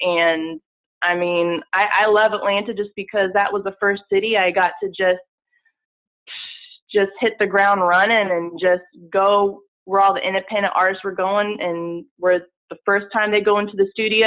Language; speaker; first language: English; native; English